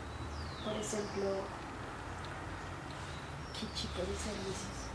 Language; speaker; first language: Portuguese; non-native, learner; Spanish